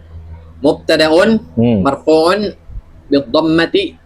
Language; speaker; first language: Arabic; non-native, learner; Indonesian